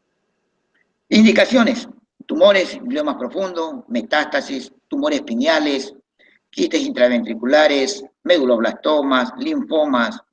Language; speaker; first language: Spanish; native; Spanish